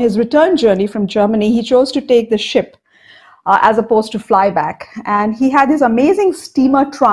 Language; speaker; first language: English; non-native, local second language; Odia